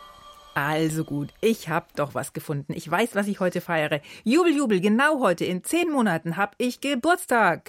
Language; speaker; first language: German; native; German